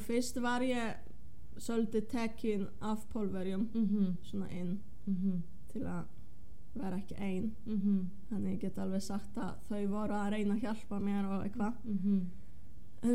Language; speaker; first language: Icelandic; non-native, fluent; Polish